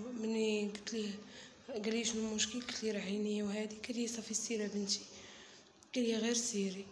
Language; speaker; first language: Arabic; native; Arabic